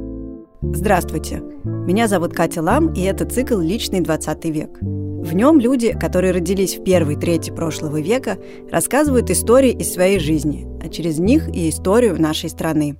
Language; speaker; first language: Russian; native; Russian